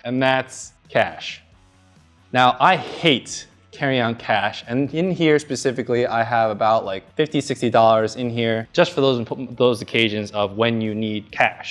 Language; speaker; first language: English; native; English